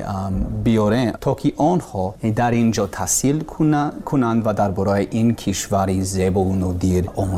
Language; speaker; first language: Persian; non-native, learner; English